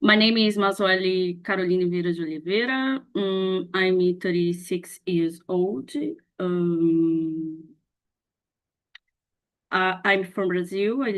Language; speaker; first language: English; non-native, learner; Portuguese